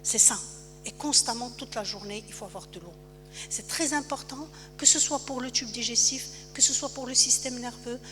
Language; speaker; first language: French; non-native, local second language; Arabic